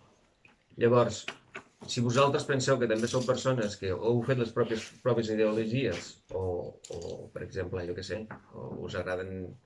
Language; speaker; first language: Catalan; native; Catalan